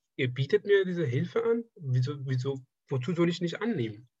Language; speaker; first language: German; non-native, fluent; Persian